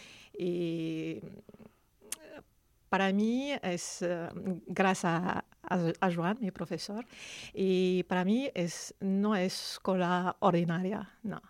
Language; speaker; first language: Spanish; non-native, learner; Arabic